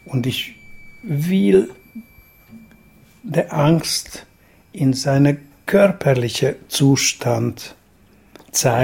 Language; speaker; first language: German; non-native, fluent; Hungarian